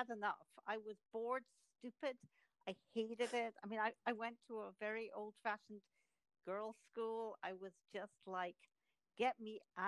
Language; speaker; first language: English; native; English